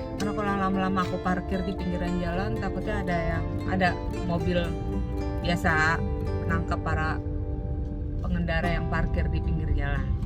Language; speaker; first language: Indonesian; native; Indonesian